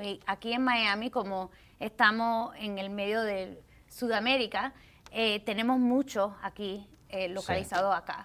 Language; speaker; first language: Spanish; early bilingual, heritage; Spanish